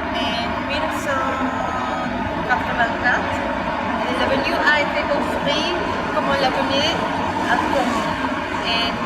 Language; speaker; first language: French; non-native, learner; Spanish